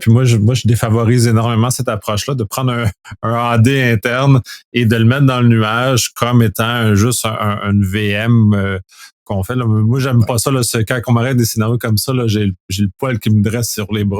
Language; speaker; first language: French; native; French